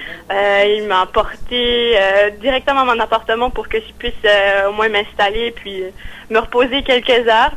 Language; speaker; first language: French; native; French